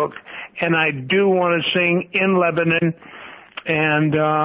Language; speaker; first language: English; native; English